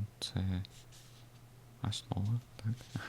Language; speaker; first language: Ukrainian; non-native, learner; Russian